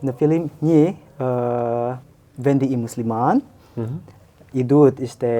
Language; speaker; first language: Albanian; non-native, learner; Indonesian